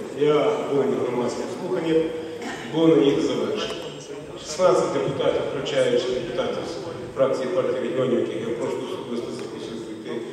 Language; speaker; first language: Ukrainian; native; Ukrainian